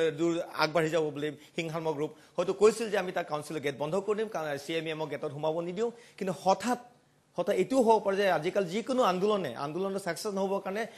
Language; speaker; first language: Assamese; non-native, local second language; Karbi